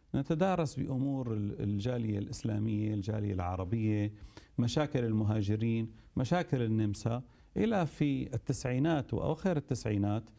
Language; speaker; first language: Arabic; native; Arabic